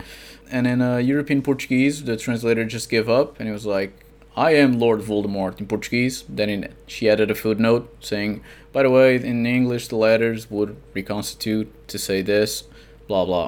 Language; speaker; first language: English; non-native, fluent; Portuguese